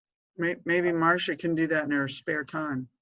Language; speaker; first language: English; native; English